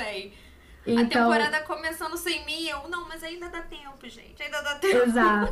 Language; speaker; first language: Portuguese; native; Portuguese